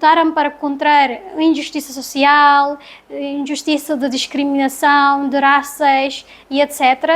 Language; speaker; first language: Portuguese; non-native, learner; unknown